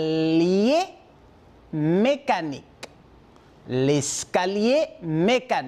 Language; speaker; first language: French; non-native, fluent; Spanish